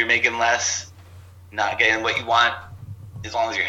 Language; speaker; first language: English; native; English